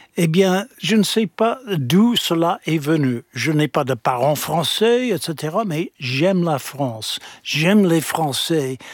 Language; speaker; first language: French; non-native, fluent; English